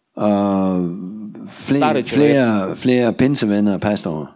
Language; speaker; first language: Danish; non-native, learner; Russian